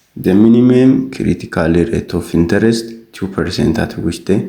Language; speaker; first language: English; non-native, local second language; Amharic